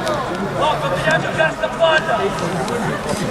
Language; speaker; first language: Italian; native; Italian